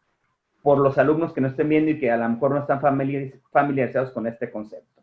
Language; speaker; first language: Spanish; native; Spanish